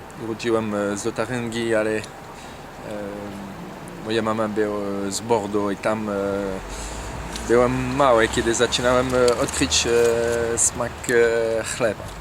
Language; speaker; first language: Polish; non-native, learner; French